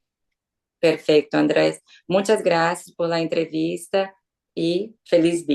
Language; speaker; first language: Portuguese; non-native, learner; Spanish